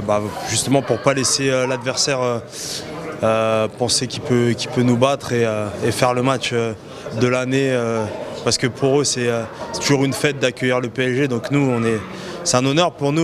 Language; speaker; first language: French; native; French